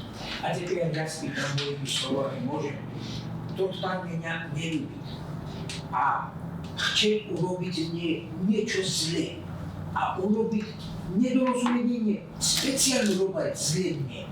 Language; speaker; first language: Slovak; non-native, learner; Russian